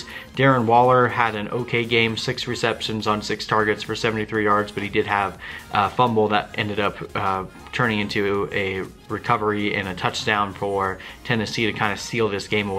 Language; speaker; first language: English; native; English